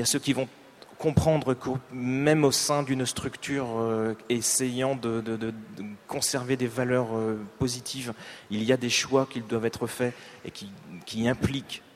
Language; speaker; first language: French; native; French